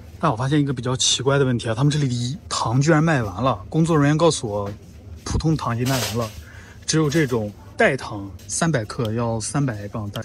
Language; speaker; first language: Chinese; native; Chinese